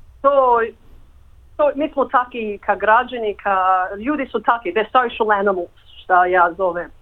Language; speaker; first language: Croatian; early bilingual, heritage; English